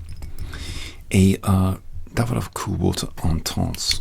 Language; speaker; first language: French; non-native, learner; English